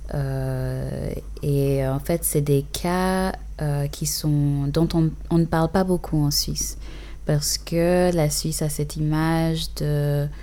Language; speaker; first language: French; early bilingual, other home language; English